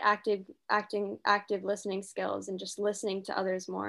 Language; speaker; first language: English; native; English